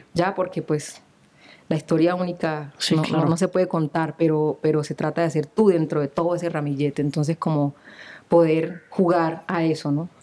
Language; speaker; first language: Spanish; native; Spanish